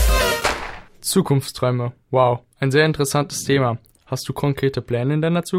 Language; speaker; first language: German; native; German